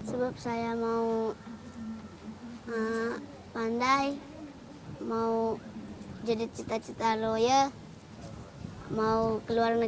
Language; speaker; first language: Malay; early bilingual, other home language; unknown